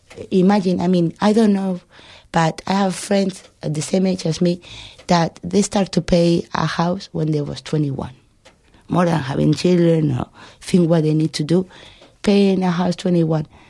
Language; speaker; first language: English; non-native, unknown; Spanish